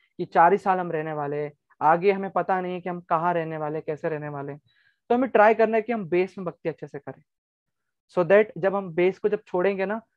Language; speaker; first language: Hindi; non-native, local second language; Gujarati